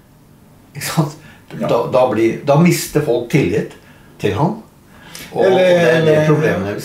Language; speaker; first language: Norwegian; native; Norwegian